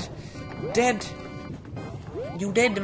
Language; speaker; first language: English; non-native, learner; Swedish